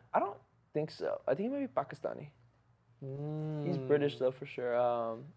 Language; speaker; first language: English; early bilingual, other home language; Hindi